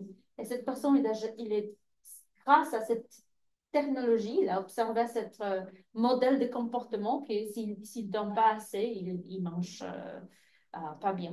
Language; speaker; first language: French; non-native, fluent; Polish